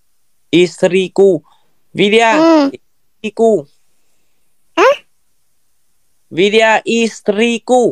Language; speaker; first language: Indonesian; non-native, learner; Vietnamese